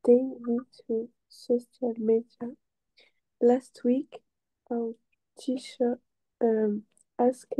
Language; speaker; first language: English; non-native, learner; French